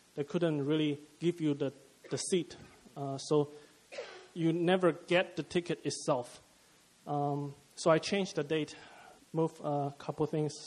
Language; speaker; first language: English; non-native, fluent; Chinese